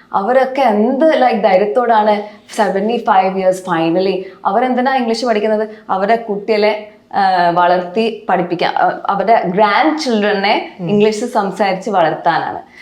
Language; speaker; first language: Malayalam; non-native, local second language; English